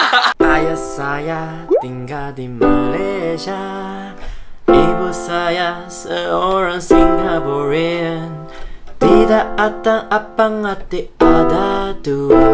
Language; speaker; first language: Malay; non-native, learner; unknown